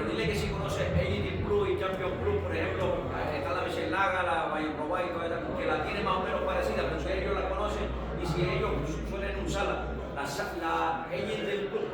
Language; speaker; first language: Spanish; native; Spanish